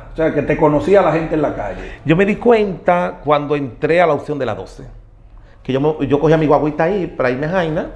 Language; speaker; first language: Spanish; native; Spanish